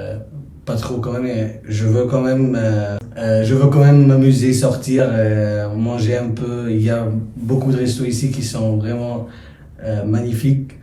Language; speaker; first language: French; non-native, local second language; Arabic